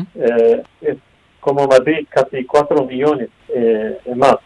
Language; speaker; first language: Spanish; non-native, learner; Arabic